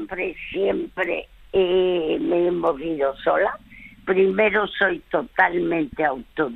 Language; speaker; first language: Spanish; early bilingual, other home language; French